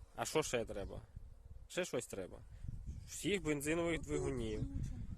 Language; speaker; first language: Ukrainian; native; Ukrainian